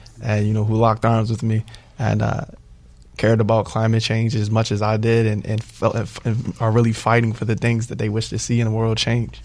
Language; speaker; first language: English; native; English